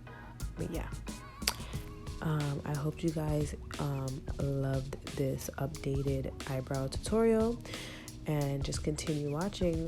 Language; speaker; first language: English; native; English